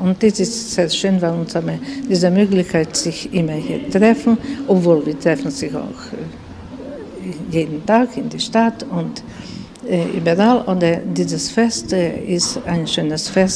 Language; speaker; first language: German; early bilingual, heritage; German